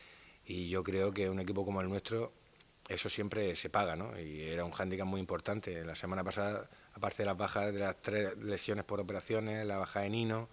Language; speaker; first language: Spanish; native; Spanish